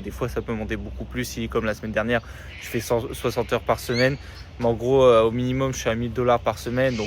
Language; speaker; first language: French; native; French